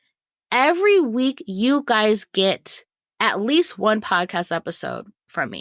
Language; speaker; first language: English; native; English